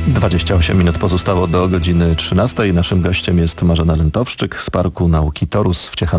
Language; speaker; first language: Polish; native; Polish